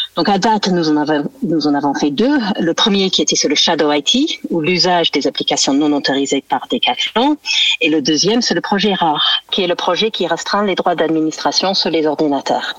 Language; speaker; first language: French; non-native, fluent; English